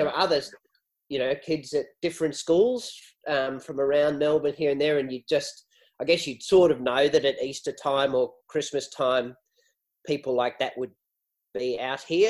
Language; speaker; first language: English; native; English